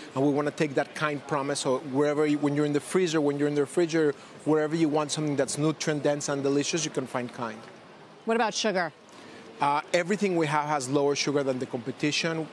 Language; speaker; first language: English; non-native, fluent; Spanish